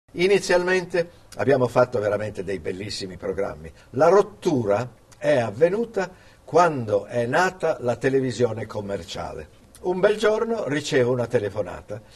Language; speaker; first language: Italian; early bilingual, other home language; English